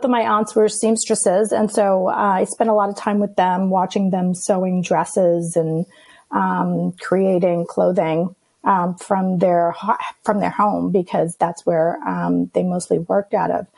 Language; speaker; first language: English; early bilingual, other home language; Greek